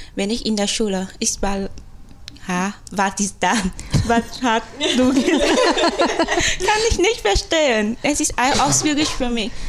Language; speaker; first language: German; non-native, fluent; Vietnamese